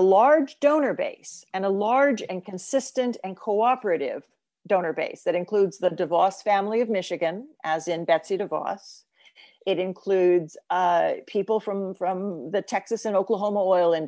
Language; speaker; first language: English; native; English